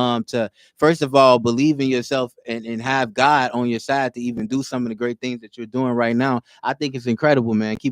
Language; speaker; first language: English; native; English